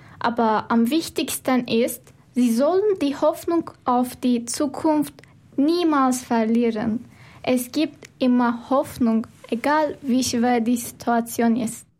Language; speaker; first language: German; non-native, learner; Turkish